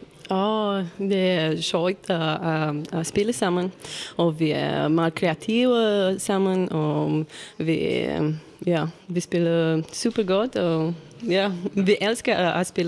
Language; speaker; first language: Danish; non-native, fluent; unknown